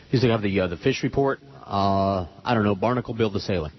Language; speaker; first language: English; native; English